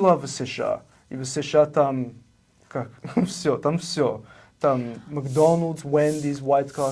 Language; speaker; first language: Russian; non-native, fluent; English